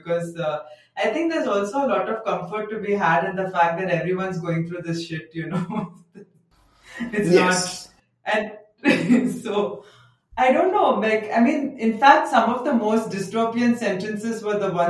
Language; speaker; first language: English; non-native, local second language; Tamil